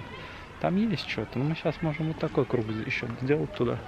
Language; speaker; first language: Russian; native; Russian